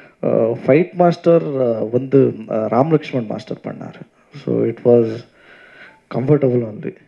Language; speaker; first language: Tamil; non-native, learner; Kannada